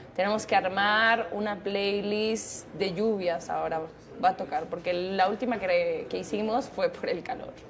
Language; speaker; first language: Spanish; native; Spanish